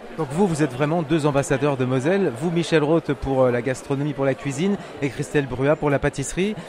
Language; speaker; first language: French; native; French